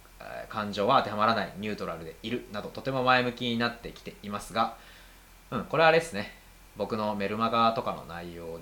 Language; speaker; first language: Japanese; native; Japanese